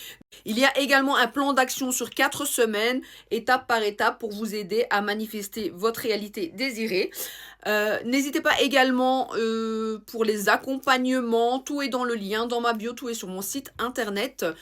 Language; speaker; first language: French; native; French